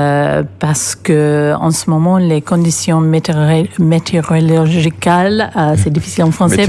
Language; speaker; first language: French; non-native, fluent; English